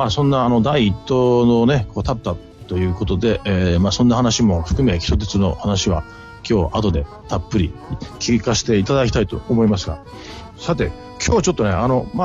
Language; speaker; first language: Japanese; native; Japanese